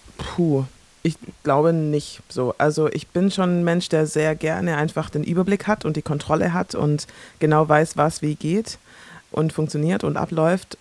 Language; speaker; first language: German; early bilingual, other home language; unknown